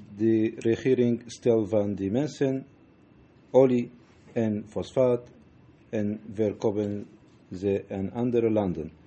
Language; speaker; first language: Dutch; non-native, learner; Arabic